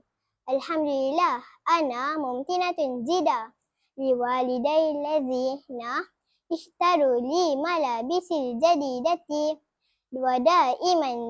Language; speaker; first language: Arabic; non-native, learner; Malay